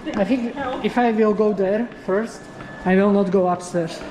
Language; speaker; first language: English; non-native, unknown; Slovak